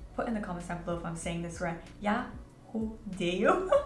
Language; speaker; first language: English; native; English